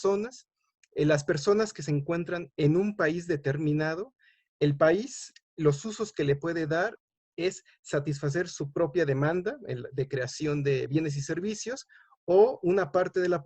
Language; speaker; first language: Spanish; native; Spanish